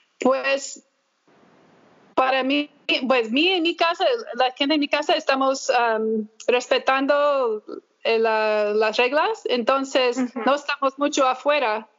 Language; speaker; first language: Spanish; early bilingual, heritage; English